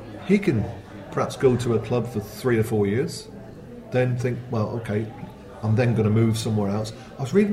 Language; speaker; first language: English; native; English